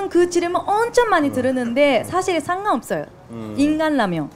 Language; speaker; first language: Korean; non-native, fluent; Japanese